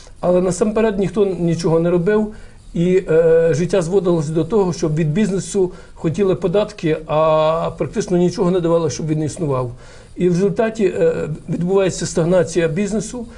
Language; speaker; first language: Ukrainian; native; Ukrainian